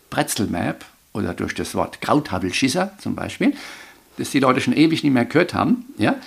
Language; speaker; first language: German; native; German